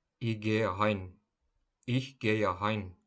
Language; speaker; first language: German; non-native, fluent; Ukrainian